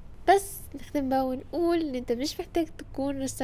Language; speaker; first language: Arabic; native; Arabic